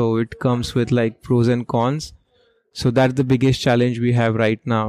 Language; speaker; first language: English; non-native, local second language; Marathi